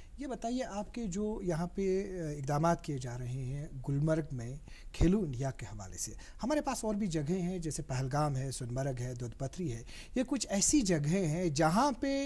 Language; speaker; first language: Hindi; non-native, local second language; Kashmiri